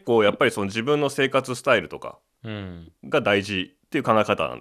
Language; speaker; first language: Japanese; native; Japanese